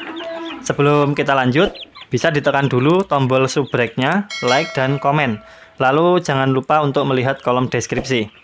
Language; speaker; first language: Indonesian; native; Indonesian